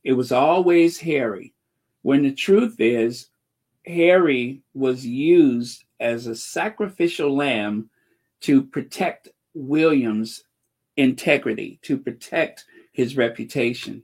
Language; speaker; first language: English; native; English